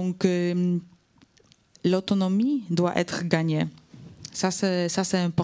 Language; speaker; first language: French; non-native, fluent; Polish